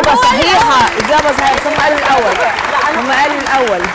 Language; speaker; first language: Arabic; native; Arabic